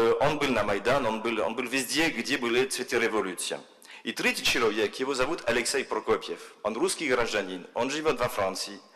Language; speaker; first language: Russian; non-native, fluent; French